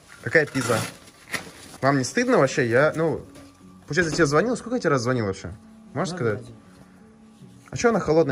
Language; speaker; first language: Russian; native; Russian